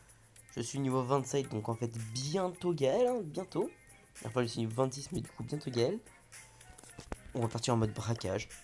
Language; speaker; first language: French; native; French